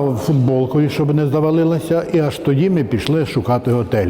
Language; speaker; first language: Ukrainian; native; Ukrainian